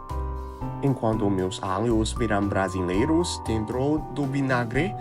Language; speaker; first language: Portuguese; non-native, learner; Chinese